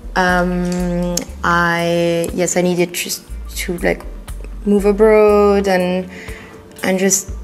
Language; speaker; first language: English; non-native, fluent; French